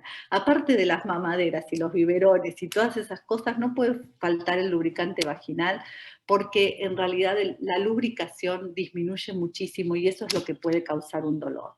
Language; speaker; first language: Spanish; native; Spanish